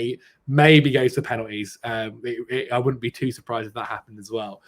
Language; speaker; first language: English; native; English